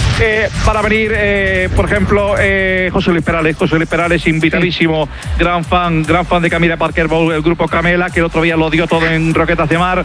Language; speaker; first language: Spanish; native; Spanish